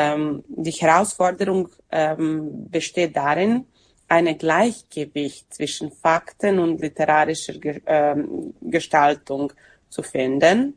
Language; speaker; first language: German; non-native, fluent; Serbian